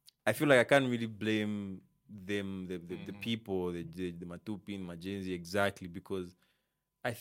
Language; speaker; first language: English; native; English